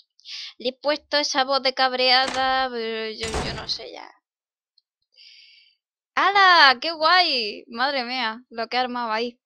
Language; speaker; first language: Spanish; native; Spanish